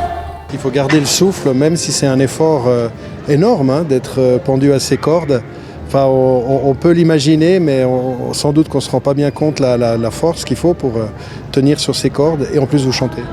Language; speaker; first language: French; native; French